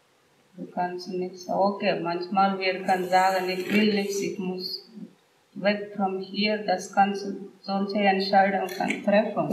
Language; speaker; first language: German; non-native, learner; Telugu